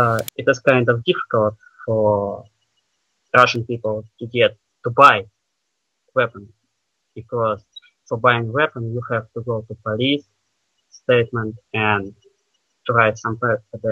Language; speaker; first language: English; non-native, learner; Russian